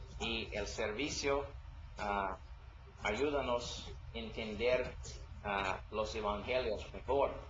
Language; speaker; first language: Spanish; non-native, learner; English